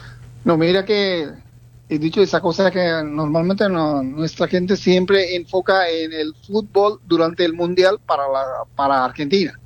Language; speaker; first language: Spanish; non-native, fluent; Bangla